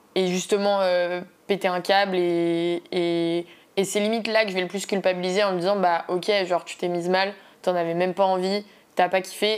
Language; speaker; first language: French; native; French